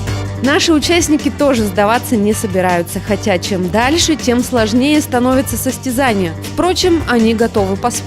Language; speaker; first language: Russian; native; Russian